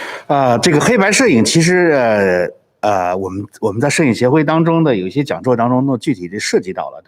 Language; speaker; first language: Chinese; native; Chinese